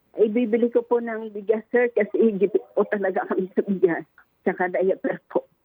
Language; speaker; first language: Filipino; non-native, local second language; Hiligaynon